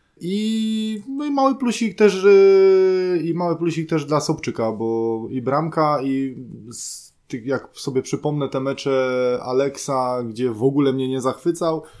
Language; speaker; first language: Polish; native; Polish